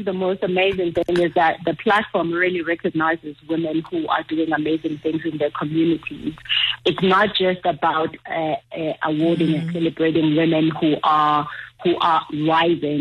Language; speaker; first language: English; non-native, local second language; Xhosa